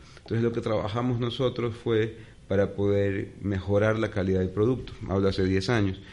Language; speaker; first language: Spanish; native; Spanish